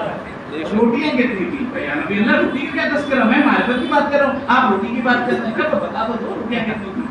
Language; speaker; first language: Urdu; native; Urdu